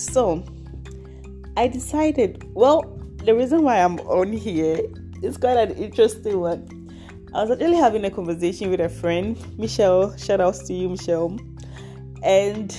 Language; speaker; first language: English; non-native, local second language; Akan